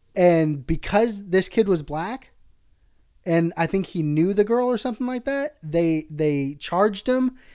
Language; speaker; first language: English; early bilingual, other home language; Spanish